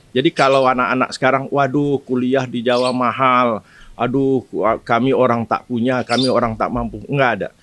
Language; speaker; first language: Indonesian; native; Indonesian